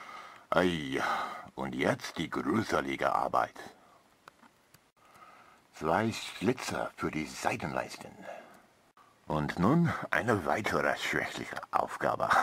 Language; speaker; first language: German; non-native, learner; English